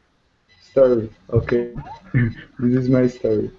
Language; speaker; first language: English; non-native, learner; Portuguese